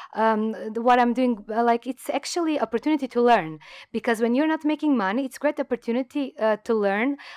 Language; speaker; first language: English; non-native, fluent; Croatian